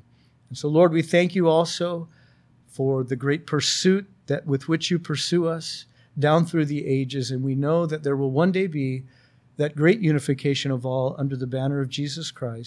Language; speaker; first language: English; native; English